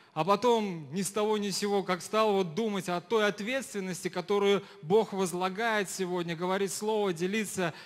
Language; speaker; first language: Russian; native; Russian